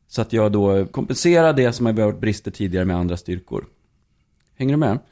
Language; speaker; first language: Swedish; native; Swedish